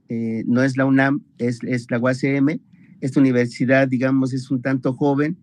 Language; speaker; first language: Spanish; native; Spanish